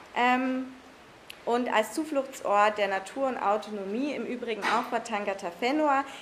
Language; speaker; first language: German; non-native, fluent; English